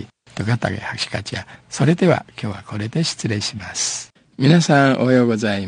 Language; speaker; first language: Japanese; non-native, fluent; Min Nan Chinese